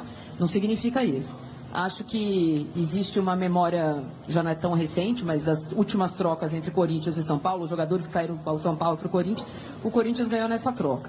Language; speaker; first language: Portuguese; native; Portuguese